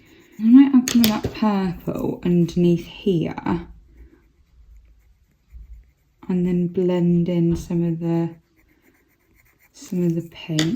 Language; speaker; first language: English; native; English